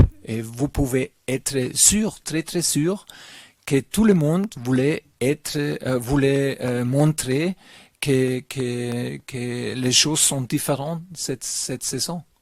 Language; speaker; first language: French; non-native, learner; German